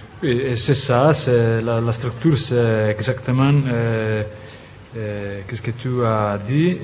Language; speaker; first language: French; non-native, fluent; Italian